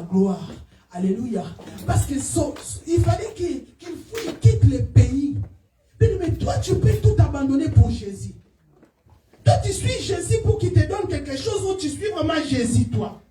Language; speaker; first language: French; non-native, local second language; Lingala